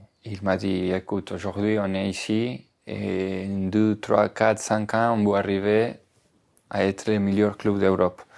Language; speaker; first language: French; non-native, fluent; Spanish